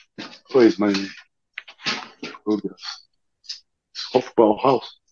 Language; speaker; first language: German; non-native, learner; Portuguese